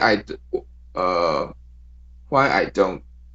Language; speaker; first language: English; non-native, learner; Chinese